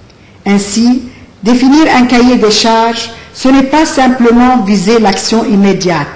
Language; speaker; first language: French; non-native, local second language; Arabic